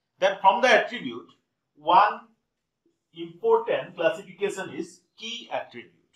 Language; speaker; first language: English; non-native, local second language; Assamese